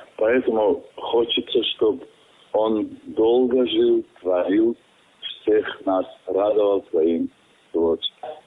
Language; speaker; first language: Russian; non-native, local second language; Tajik